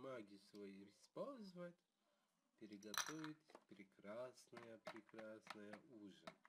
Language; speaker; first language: Russian; early bilingual, heritage; Russian